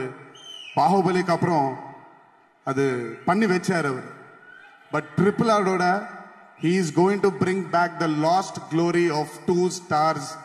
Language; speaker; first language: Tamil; non-native, fluent; Telugu